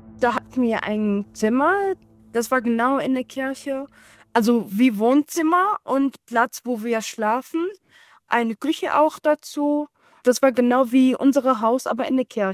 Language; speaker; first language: German; non-native, learner; Arabic